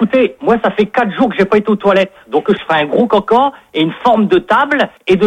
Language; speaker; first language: French; native; French